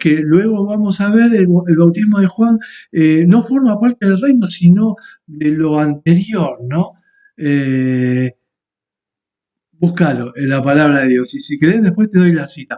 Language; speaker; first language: Spanish; native; Spanish